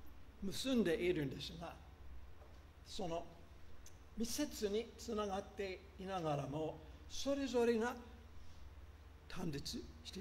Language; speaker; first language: Japanese; non-native, fluent; English